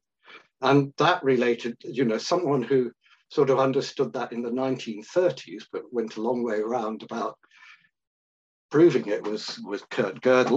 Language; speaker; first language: English; native; English